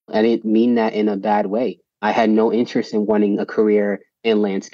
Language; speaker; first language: English; native; English